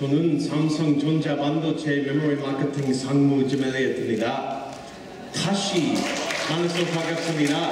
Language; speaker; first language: Korean; non-native, learner; English